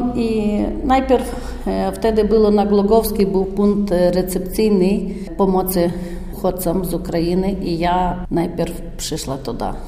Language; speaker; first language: Polish; non-native, learner; Ukrainian